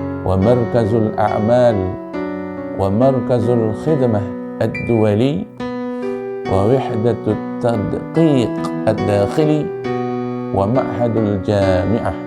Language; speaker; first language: Arabic; non-native, fluent; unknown